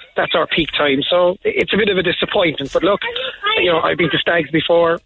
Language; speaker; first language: English; native; English